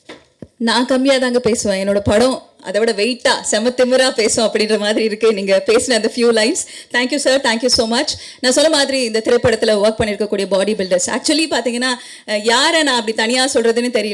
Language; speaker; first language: Tamil; native; Tamil